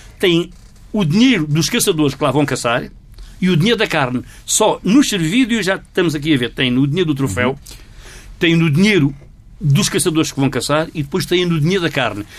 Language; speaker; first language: Portuguese; native; Portuguese